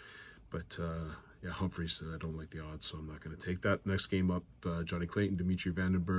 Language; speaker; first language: English; native; English